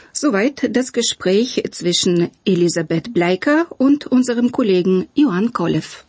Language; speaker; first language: German; non-native, fluent; Bulgarian